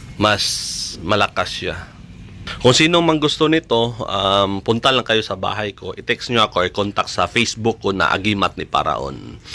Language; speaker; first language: Filipino; non-native, local second language; Cebuano